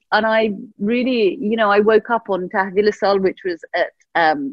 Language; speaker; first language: English; early bilingual, other home language; Persian